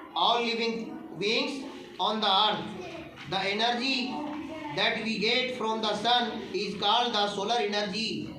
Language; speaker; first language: Hindi; native; Hindi